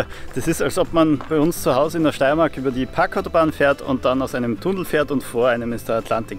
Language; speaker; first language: German; native; German